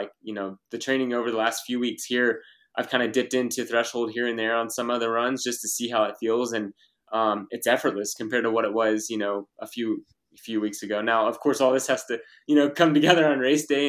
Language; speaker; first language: English; native; English